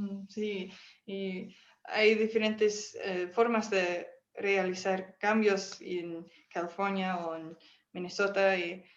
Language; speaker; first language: Spanish; non-native, fluent; English